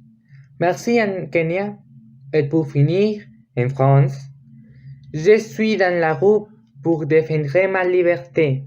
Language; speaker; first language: French; non-native, learner; Spanish